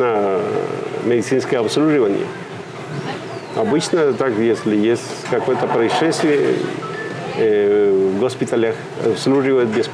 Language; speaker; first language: Russian; non-native, fluent; Spanish